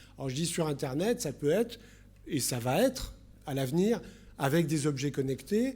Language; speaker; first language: French; native; French